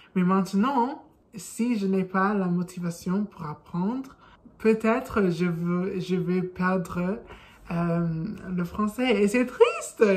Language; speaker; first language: French; non-native, learner; English